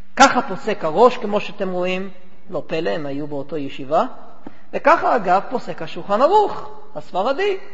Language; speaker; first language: Hebrew; non-native, fluent; English